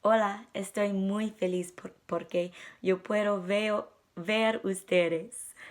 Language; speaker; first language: Spanish; non-native, learner; English